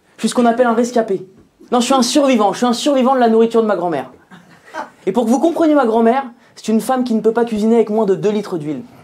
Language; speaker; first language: French; native; French